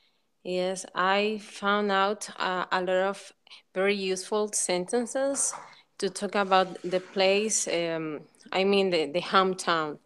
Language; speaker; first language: English; non-native, learner; Spanish